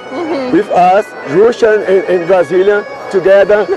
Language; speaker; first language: English; non-native, learner; Portuguese